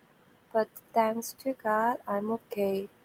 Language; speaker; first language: English; non-native, learner; Korean